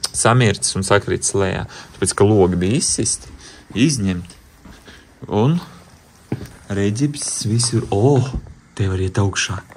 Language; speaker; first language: Latvian; non-native, local second language; Russian